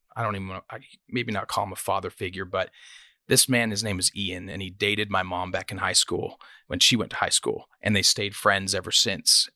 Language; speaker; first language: English; native; English